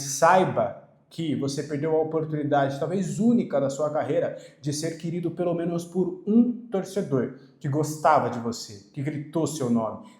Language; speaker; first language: Portuguese; native; Portuguese